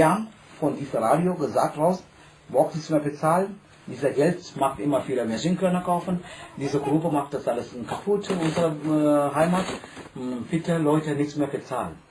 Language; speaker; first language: German; non-native, learner; Tamil